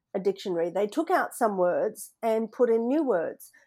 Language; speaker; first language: English; native; English